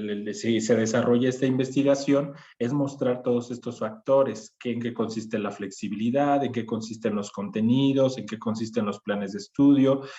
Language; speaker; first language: Spanish; native; Spanish